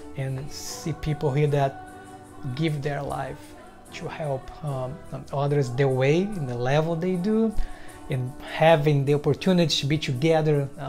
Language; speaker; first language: English; non-native, fluent; Portuguese